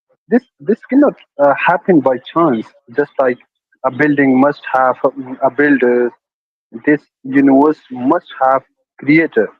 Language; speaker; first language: English; non-native, learner; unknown